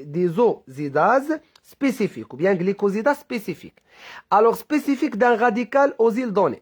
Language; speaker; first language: French; non-native, local second language; Arabic